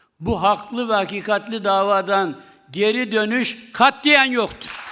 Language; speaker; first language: Turkish; native; Turkish